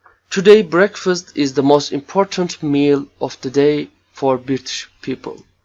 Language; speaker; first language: English; non-native, fluent; Turkish